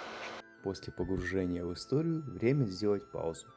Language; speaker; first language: Russian; native; Russian